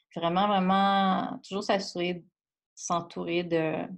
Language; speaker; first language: French; native; French